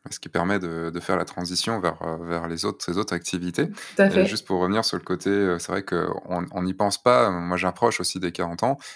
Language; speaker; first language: French; native; French